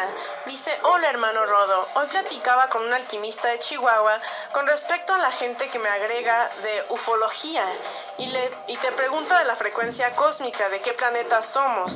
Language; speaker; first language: Spanish; native; Spanish